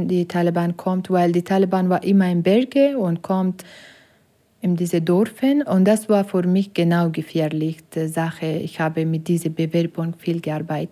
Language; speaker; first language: German; non-native, learner; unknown